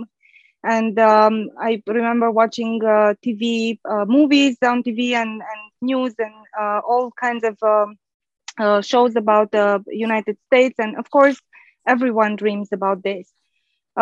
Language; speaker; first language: English; non-native, fluent; Romanian